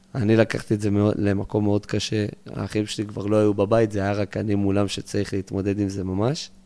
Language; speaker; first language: Hebrew; early bilingual, other home language; English